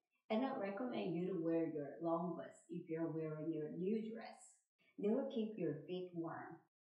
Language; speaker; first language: English; non-native, fluent; Korean